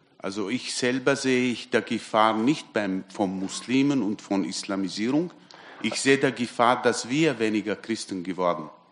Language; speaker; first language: German; non-native, fluent; Armenian